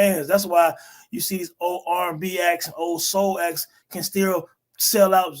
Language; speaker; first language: English; native; English